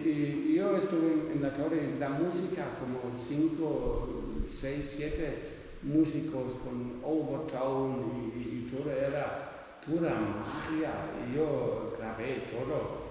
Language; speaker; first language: Spanish; non-native, learner; Dutch